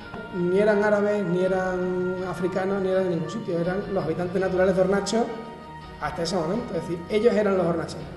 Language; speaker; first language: Spanish; native; Spanish